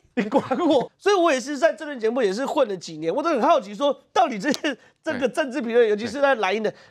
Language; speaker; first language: Chinese; native; Chinese